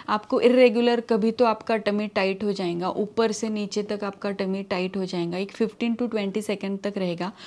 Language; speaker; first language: Hindi; non-native, local second language; Marathi